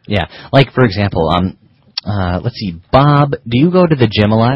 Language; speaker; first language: English; native; English